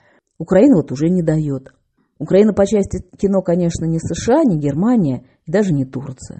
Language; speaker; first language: Russian; native; Russian